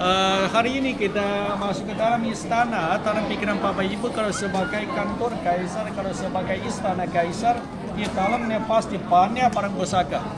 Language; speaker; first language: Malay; non-native, fluent; Chinese